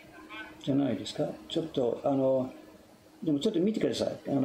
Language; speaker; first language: Japanese; non-native, fluent; English